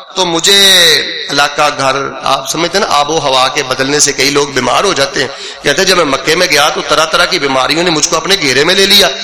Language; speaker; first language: Urdu; non-native, local second language; Punjabi